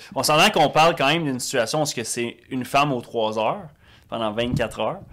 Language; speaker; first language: French; native; French